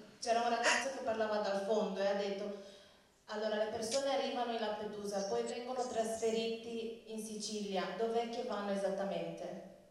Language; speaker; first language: Italian; non-native, local second language; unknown